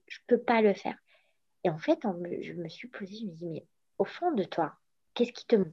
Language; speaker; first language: French; non-native, local second language; Arabic